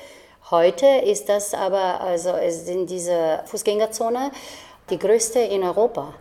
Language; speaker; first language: German; non-native, fluent; Slovenian